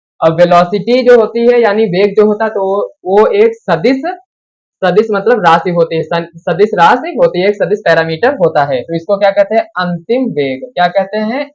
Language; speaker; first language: Hindi; native; Hindi